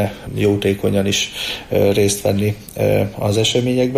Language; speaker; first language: Hungarian; native; Hungarian